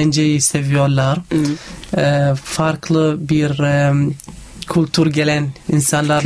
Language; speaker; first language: Turkish; non-native, learner; Arabic